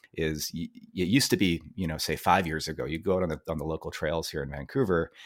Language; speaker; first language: English; native; English